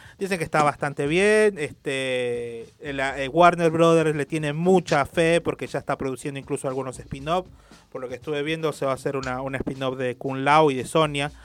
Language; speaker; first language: Spanish; native; Spanish